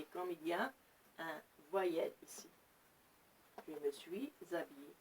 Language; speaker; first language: French; non-native, local second language; Arabic